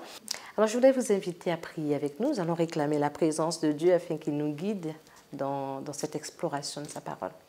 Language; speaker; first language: French; native; French